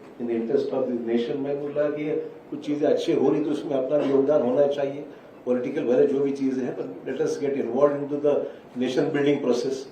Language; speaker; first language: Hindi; non-native, local second language; Marathi